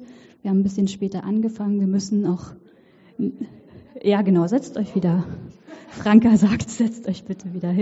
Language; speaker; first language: German; native; German